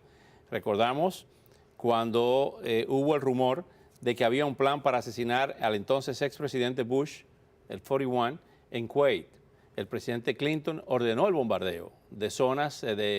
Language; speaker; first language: Spanish; native; Spanish